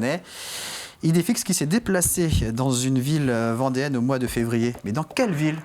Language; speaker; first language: French; native; French